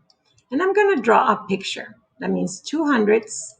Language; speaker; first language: English; native; English